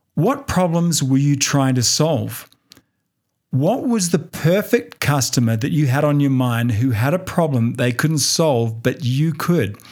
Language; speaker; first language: English; native; English